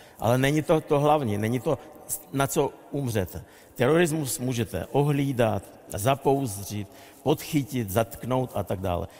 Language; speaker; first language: Czech; non-native, fluent; Russian